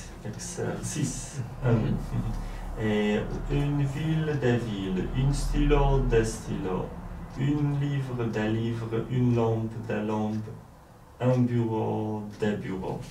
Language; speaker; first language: French; non-native, learner; Polish